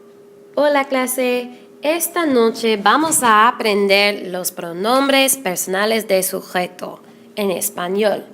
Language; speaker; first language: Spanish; non-native, fluent; English